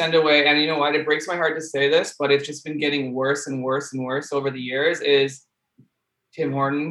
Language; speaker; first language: English; native; English